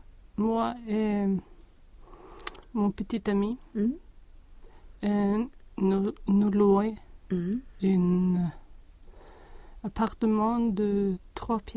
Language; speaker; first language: French; non-native, learner; Swedish